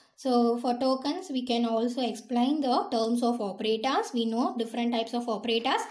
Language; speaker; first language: English; non-native, local second language; Tamil